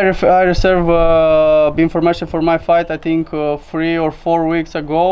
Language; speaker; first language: English; non-native, learner; Romanian